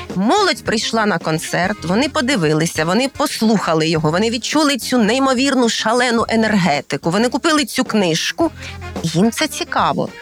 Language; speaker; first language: Ukrainian; native; Ukrainian